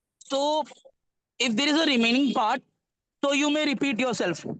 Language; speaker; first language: English; non-native, learner; Hindi